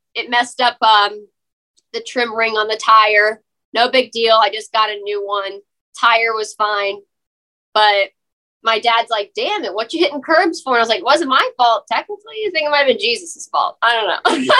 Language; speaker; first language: English; native; English